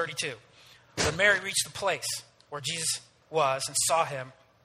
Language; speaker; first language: English; native; English